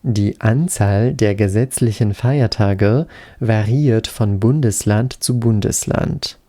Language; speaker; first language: German; non-native, fluent; Polish